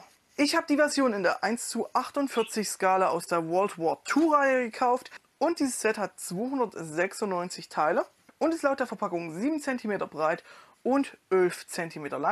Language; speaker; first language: German; native; German